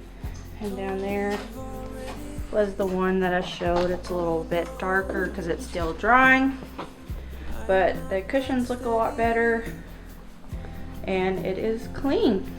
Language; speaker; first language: English; native; English